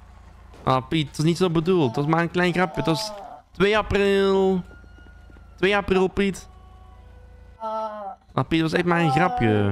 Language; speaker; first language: Dutch; native; Dutch